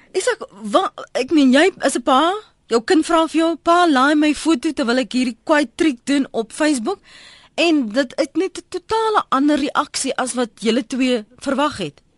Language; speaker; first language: Afrikaans; native; Afrikaans